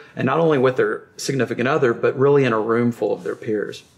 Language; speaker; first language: English; native; English